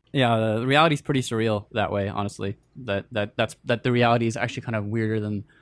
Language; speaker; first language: English; early bilingual, other home language; Arabic